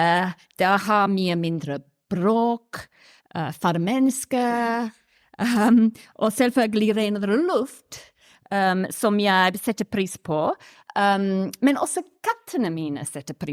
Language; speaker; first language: Norwegian; non-native, fluent; English